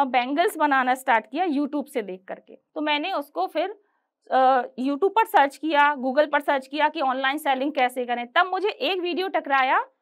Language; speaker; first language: Hindi; native; Hindi